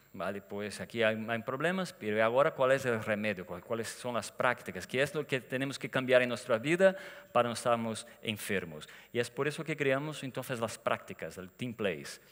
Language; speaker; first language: Spanish; non-native, fluent; Portuguese